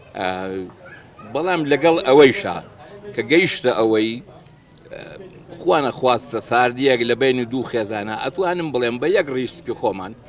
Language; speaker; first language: Central Kurdish; non-native, local second language; Gurani